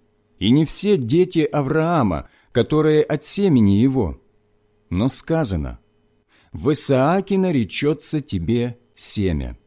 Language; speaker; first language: Russian; native; Russian